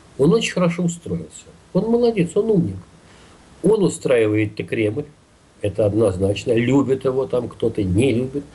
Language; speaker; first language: Russian; native; Russian